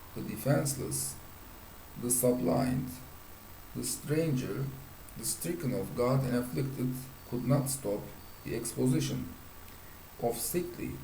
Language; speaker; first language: English; non-native, fluent; Turkish